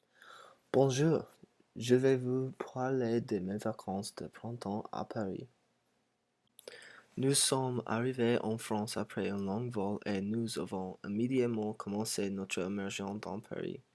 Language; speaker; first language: French; non-native, learner; English